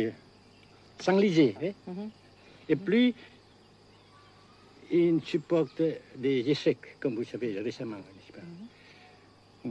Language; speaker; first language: French; non-native, fluent; Vietnamese